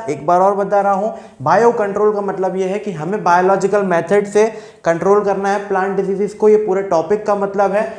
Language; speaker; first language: Hindi; native; Hindi